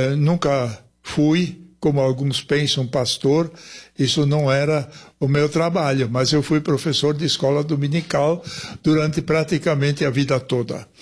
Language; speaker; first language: Portuguese; early bilingual, other home language; German